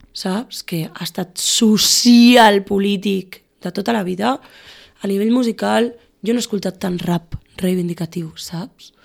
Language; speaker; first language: Catalan; native; Catalan